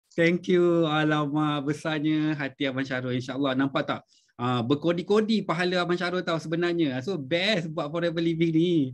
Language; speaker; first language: Malay; native; Malay